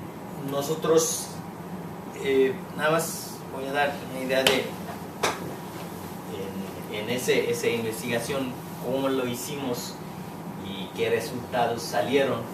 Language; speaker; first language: Spanish; non-native, fluent; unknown